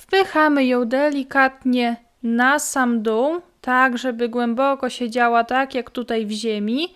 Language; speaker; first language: Polish; native; Polish